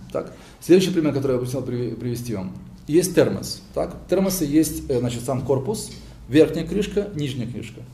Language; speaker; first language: Russian; early bilingual, heritage; Hebrew